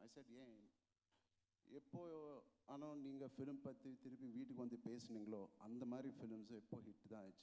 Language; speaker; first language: Tamil; non-native, local second language; Telugu